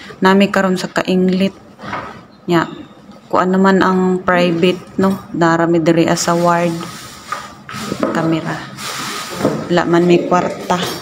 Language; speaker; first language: Cebuano; native; Cebuano